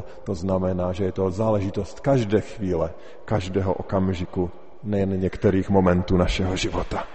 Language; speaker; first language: Czech; native; Czech